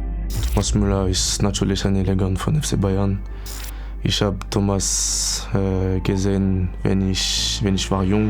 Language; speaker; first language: German; non-native, learner; French